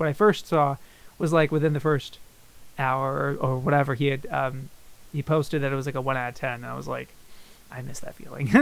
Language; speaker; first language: English; native; English